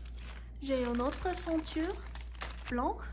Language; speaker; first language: French; non-native, learner; English